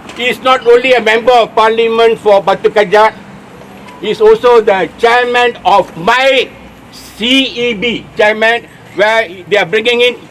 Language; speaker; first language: English; non-native, local second language; Tamil